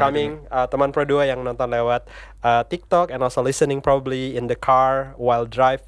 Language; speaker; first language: English; non-native, fluent; Indonesian